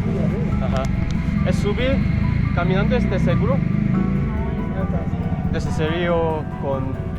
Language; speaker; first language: Spanish; non-native, learner; Korean